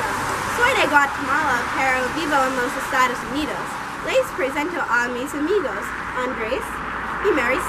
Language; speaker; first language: Spanish; non-native, learner; English